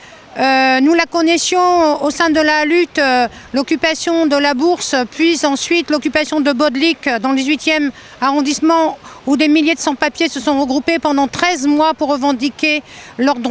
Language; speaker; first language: French; native; French